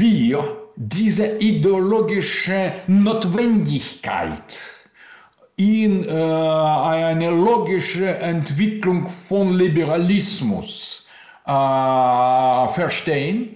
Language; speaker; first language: German; non-native, learner; Russian